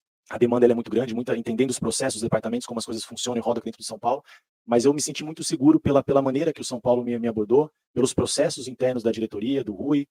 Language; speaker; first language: Portuguese; native; Portuguese